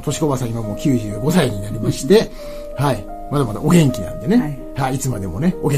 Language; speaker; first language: Japanese; native; Japanese